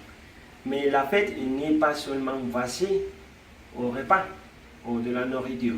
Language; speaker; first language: French; non-native, learner; Spanish